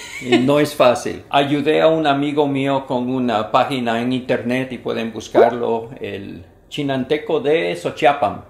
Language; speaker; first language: Spanish; non-native, fluent; English